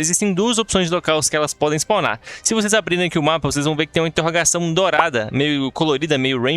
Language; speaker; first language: Portuguese; native; Portuguese